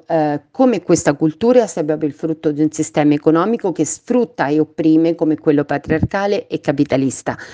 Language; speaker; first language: Italian; native; Italian